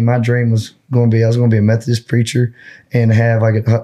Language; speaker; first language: English; native; English